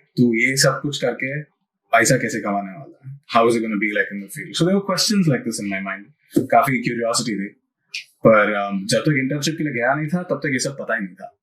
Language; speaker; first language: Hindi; non-native, local second language; Malayalam